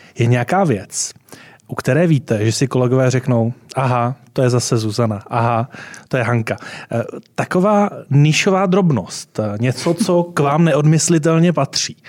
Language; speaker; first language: Czech; native; Czech